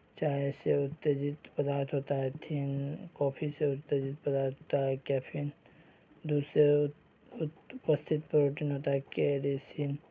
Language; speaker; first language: Hindi; native; Hindi